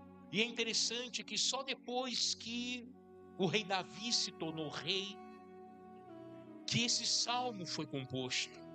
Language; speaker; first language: Portuguese; native; Portuguese